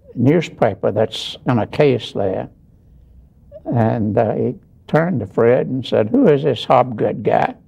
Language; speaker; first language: English; native; English